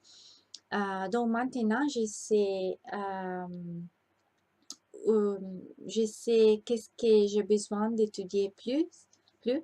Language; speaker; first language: French; non-native, learner; Italian